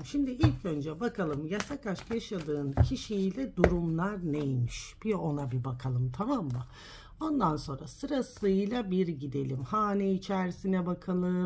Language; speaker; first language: Turkish; early bilingual, heritage; Turkish